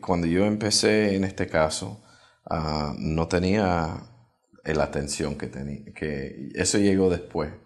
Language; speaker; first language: Spanish; early bilingual, heritage; Spanish